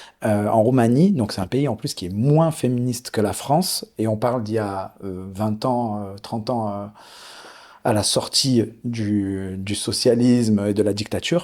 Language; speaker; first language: French; native; French